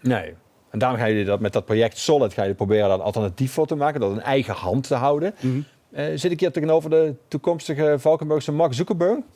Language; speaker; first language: Dutch; native; Dutch